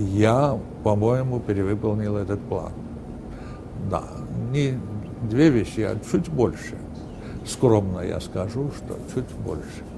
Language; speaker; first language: Russian; non-native, fluent; Armenian